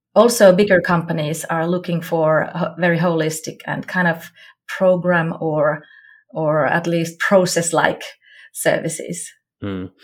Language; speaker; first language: English; non-native, fluent; Finnish